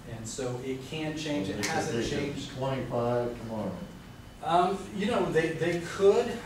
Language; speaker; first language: English; native; English